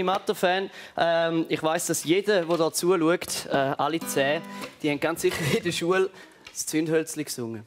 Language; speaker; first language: German; native; German